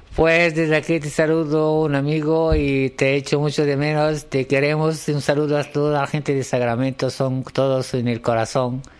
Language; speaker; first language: Spanish; non-native, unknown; Arabic